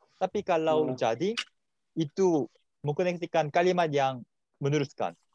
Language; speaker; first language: Indonesian; non-native, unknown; Korean